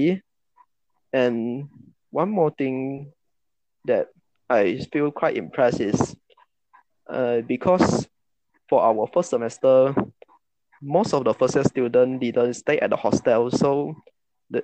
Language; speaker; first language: English; non-native, local second language; Chinese